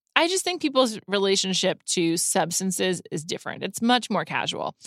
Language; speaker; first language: English; native; English